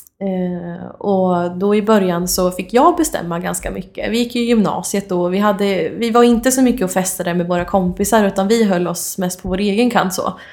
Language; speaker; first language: Swedish; native; Swedish